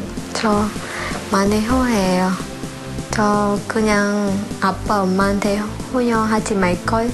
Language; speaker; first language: Korean; non-native, learner; Vietnamese